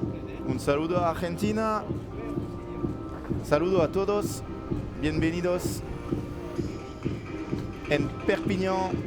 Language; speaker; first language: Spanish; non-native, learner; French